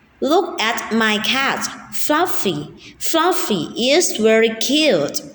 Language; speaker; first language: English; non-native, fluent; Thai